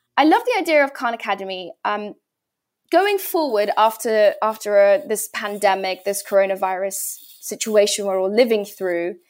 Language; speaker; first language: English; native; English